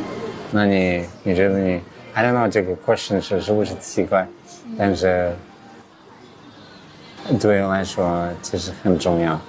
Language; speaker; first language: Chinese; early bilingual, heritage; English